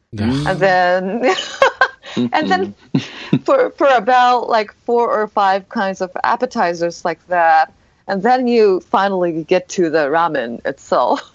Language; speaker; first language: English; non-native, fluent; Japanese